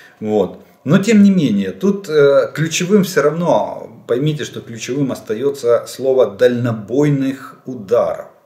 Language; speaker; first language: Russian; native; Russian